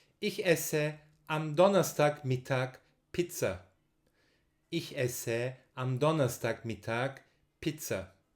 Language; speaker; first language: German; non-native, fluent; Turkish